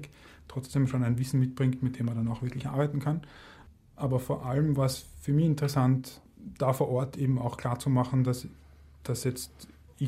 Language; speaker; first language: German; native; German